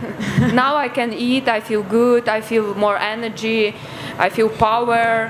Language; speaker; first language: English; non-native, learner; Ukrainian